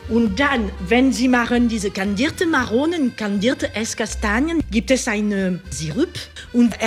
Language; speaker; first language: German; non-native, learner; French